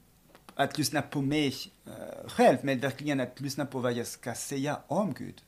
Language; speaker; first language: Swedish; non-native, fluent; French